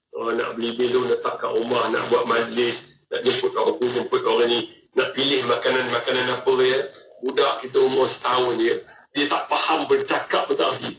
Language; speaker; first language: Malay; native; Malay